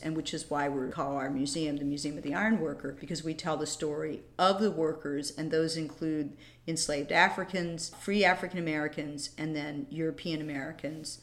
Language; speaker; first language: English; native; English